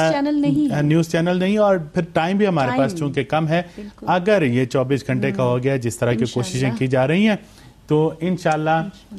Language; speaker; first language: Urdu; native; Urdu